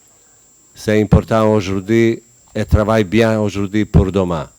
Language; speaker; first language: French; non-native, learner; Bosnian